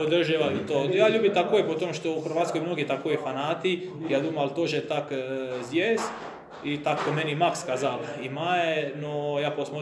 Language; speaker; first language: Russian; non-native, learner; Croatian